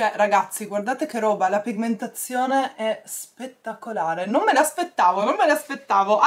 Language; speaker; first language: Italian; native; Italian